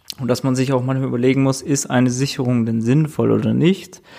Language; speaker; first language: German; native; German